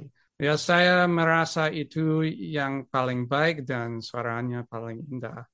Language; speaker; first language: Indonesian; non-native, fluent; English